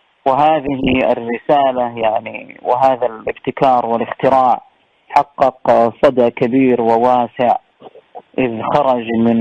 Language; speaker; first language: Arabic; native; Arabic